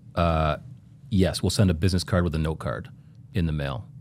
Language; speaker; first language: English; native; English